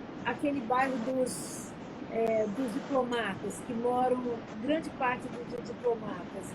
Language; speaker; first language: Portuguese; native; Portuguese